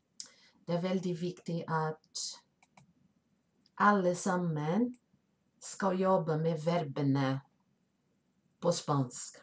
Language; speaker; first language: Norwegian; non-native, fluent; Spanish